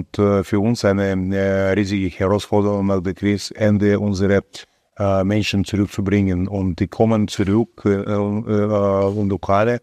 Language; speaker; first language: German; non-native, fluent; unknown